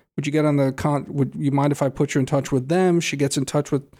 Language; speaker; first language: English; native; English